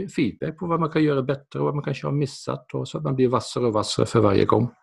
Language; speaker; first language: Swedish; non-native, fluent; Dutch